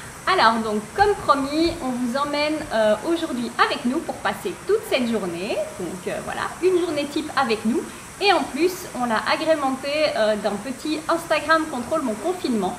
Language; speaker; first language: French; native; French